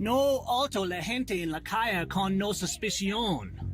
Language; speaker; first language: Spanish; non-native, learner; English